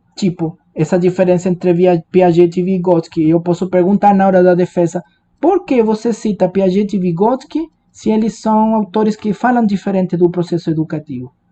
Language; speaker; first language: Portuguese; non-native, fluent; Spanish